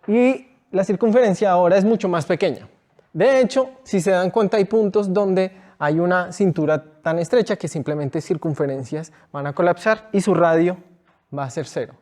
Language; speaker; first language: Spanish; native; Spanish